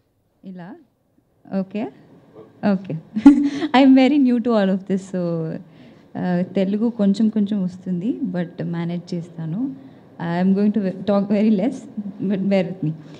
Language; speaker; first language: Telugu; non-native, learner; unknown